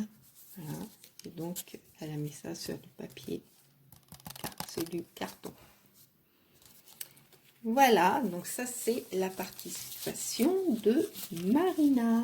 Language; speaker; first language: French; native; French